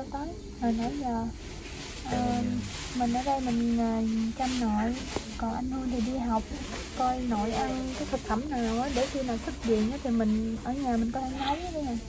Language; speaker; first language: Vietnamese; native; Vietnamese